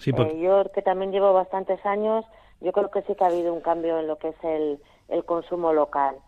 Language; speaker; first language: Spanish; native; Spanish